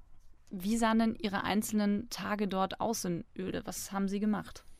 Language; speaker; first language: German; native; German